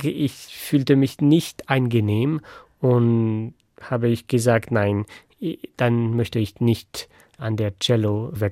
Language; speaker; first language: German; non-native, fluent; French